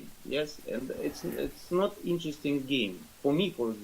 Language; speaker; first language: English; non-native, learner; Russian